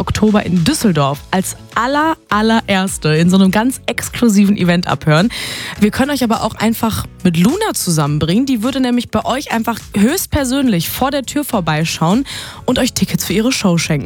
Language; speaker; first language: German; native; German